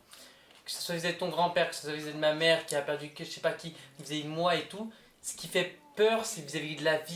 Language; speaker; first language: French; native; French